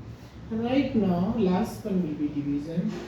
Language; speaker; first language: English; non-native, local second language; Hindi